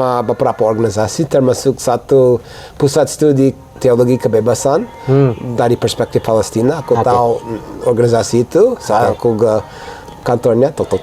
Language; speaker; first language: Indonesian; non-native, fluent; English